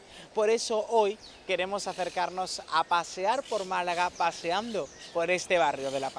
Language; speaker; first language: Spanish; native; Spanish